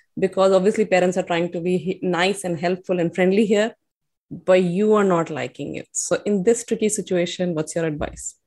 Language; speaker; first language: English; non-native, local second language; Hindi